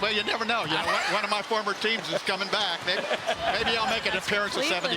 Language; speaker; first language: English; native; English